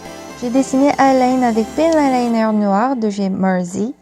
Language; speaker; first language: French; non-native, learner; Korean